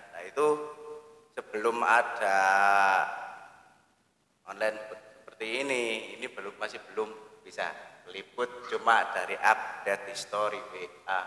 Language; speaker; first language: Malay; non-native, local second language; Javanese